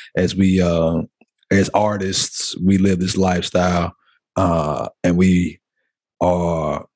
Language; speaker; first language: English; native; English